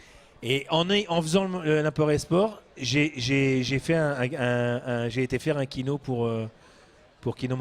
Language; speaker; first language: French; native; French